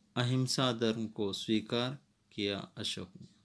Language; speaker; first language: Hindi; non-native, local second language; Kannada